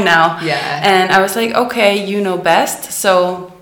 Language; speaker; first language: English; non-native, fluent; Danish